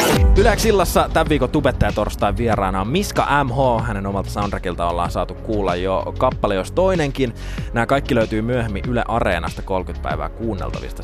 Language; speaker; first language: Finnish; native; Finnish